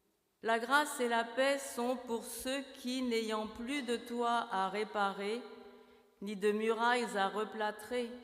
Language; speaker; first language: French; native; French